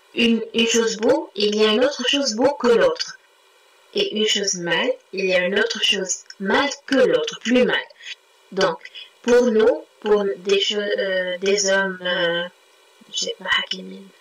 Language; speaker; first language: French; non-native, learner; Arabic